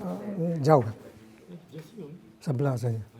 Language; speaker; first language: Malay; non-native, local second language; Cantonese